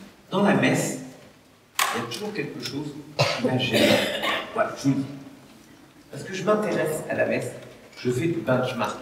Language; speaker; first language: French; native; French